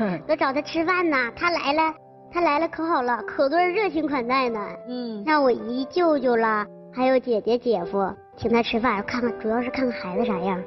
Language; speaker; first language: Chinese; native; Chinese